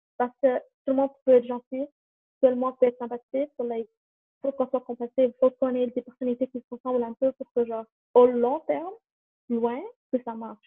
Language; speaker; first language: French; early bilingual, heritage; French